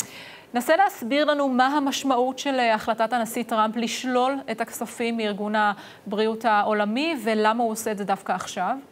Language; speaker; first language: Hebrew; native; Hebrew